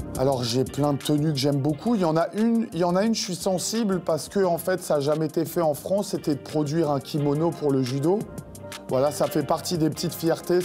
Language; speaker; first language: French; native; French